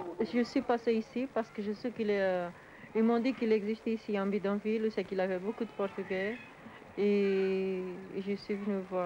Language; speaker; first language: French; non-native, fluent; Portuguese